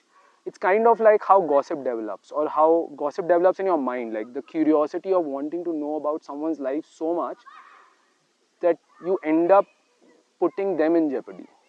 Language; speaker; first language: English; non-native, local second language; Hindi